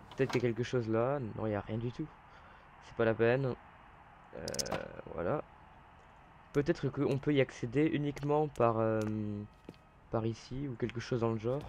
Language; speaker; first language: French; native; French